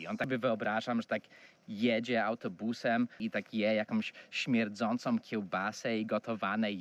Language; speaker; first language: Polish; non-native, fluent; English